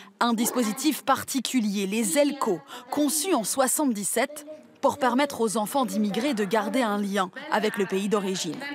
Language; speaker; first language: French; native; French